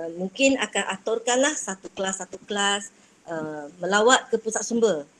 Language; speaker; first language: Malay; non-native, local second language; Chinese